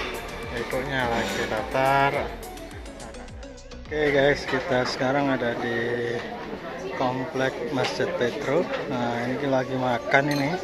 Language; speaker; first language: Indonesian; native; Indonesian